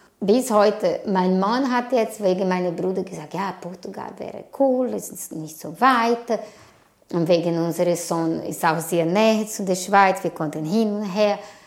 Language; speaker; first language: German; non-native, fluent; Portuguese